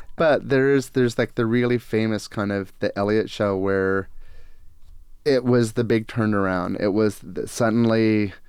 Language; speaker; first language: English; native; English